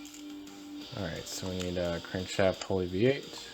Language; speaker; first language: English; native; English